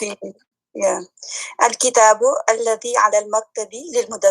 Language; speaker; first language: Arabic; non-native, learner; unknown